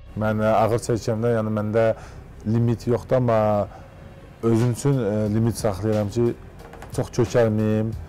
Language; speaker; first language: Azerbaijani; early bilingual, heritage; Azerbaijani